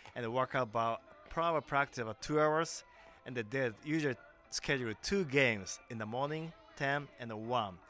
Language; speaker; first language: English; non-native, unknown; Japanese